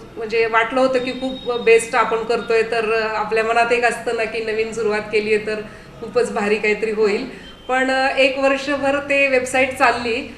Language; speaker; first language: Marathi; native; Marathi